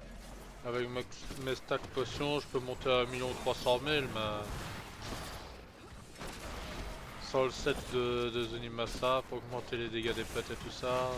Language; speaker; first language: French; native; French